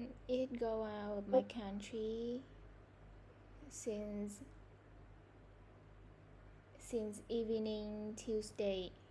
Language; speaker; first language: English; non-native, learner; Vietnamese